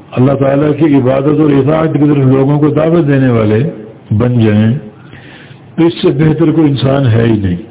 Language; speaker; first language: Urdu; native; Urdu